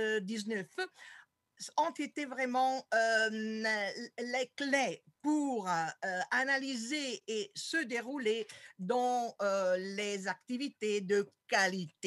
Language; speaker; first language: French; non-native, fluent; Italian